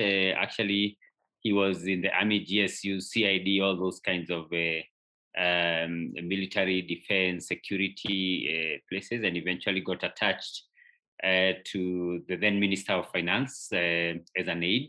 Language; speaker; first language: English; non-native, local second language; Kikuyu